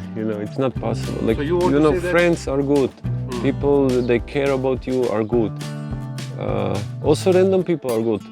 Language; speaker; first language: English; non-native, fluent; Croatian